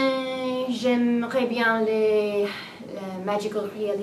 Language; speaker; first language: French; non-native, learner; English